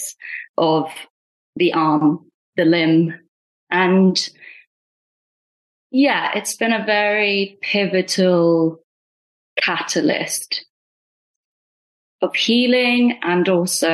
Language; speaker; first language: English; non-native, local second language; Punjabi